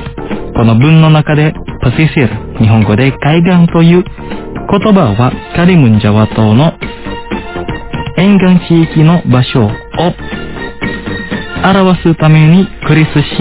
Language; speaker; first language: Japanese; non-native, fluent; Indonesian